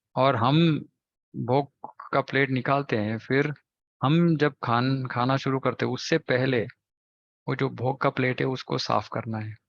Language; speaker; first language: Hindi; non-native, local second language; Kannada